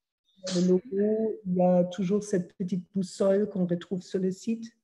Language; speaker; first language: French; non-native, fluent; German